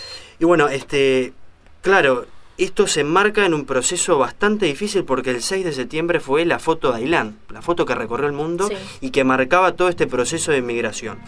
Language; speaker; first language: Spanish; native; Spanish